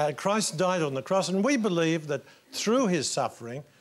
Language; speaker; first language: English; native; English